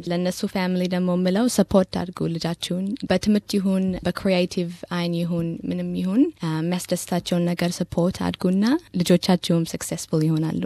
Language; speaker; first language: Amharic; early bilingual, heritage; Amharic